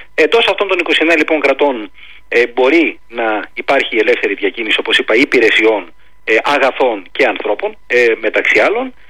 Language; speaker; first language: Greek; native; Greek